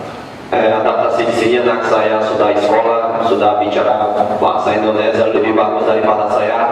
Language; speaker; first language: Indonesian; non-native, fluent; Portuguese